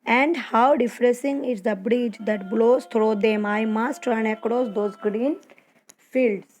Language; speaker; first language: English; non-native, local second language; Gujarati